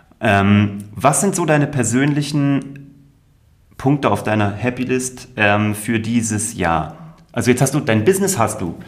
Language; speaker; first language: German; native; German